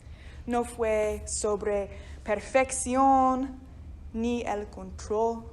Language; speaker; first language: Spanish; non-native, fluent; English